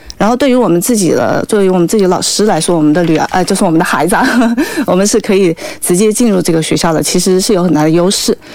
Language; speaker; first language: Chinese; native; Chinese